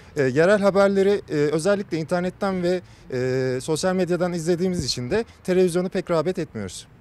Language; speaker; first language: Turkish; native; Turkish